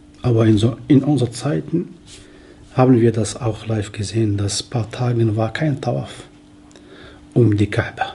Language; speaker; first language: German; non-native, fluent; Arabic